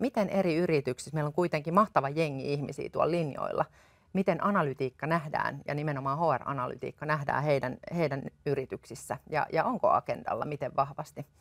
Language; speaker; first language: Finnish; native; Finnish